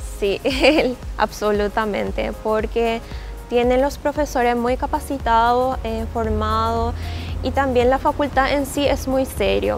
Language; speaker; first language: Spanish; non-native, fluent; Japanese